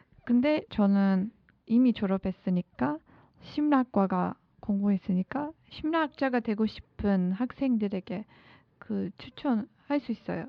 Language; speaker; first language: Korean; non-native, learner; Turkish